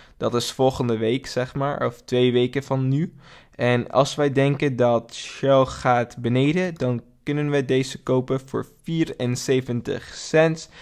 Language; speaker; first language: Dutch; non-native, learner; English